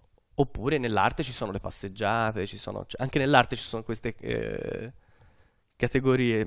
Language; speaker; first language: Italian; native; Italian